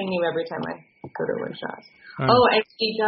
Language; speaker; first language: English; native; English